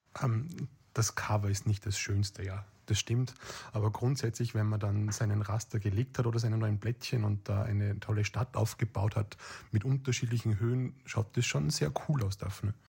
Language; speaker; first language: German; native; German